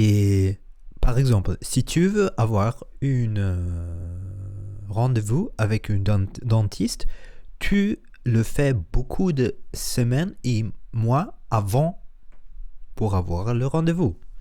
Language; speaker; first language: French; non-native, learner; Spanish